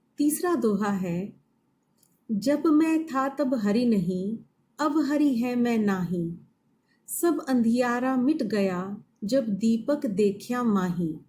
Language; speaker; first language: Hindi; native; Hindi